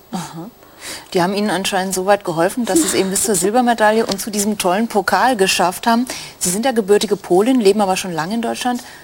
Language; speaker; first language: German; native; German